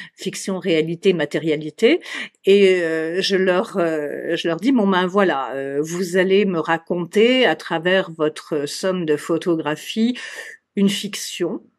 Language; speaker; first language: French; native; French